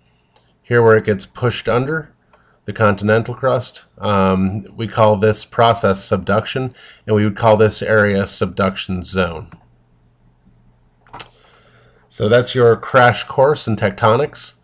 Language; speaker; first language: English; native; English